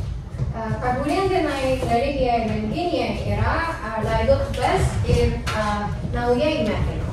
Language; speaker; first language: Lithuanian; non-native, learner; Japanese